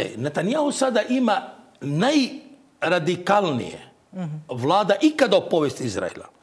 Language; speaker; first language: Croatian; non-native, fluent; Arabic